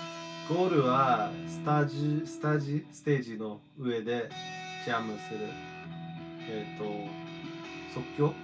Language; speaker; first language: Japanese; non-native, fluent; English